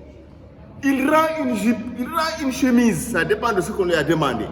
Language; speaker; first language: French; non-native, local second language; Wolof